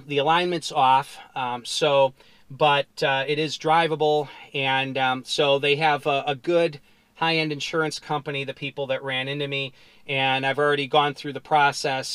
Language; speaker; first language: English; native; English